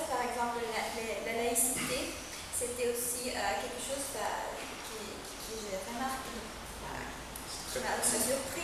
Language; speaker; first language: French; non-native, fluent; Spanish